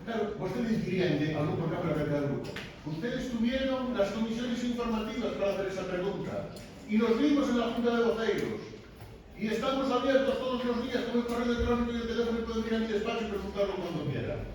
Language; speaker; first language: Spanish; non-native, local second language; Galician